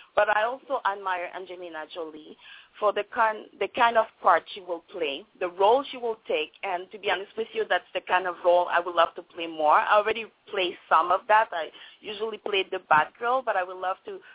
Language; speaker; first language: English; non-native, fluent; French